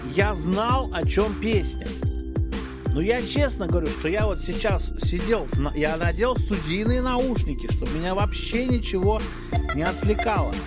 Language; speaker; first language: Russian; native; Russian